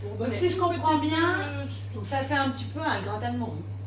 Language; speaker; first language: French; native; French